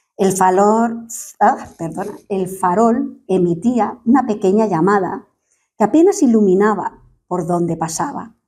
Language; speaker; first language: Spanish; non-native, fluent; English